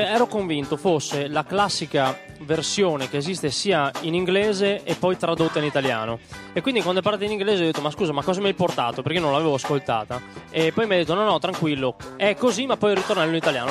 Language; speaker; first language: Italian; native; Italian